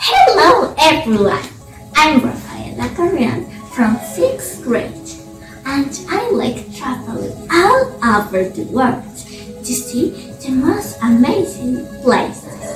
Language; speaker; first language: English; non-native, learner; Spanish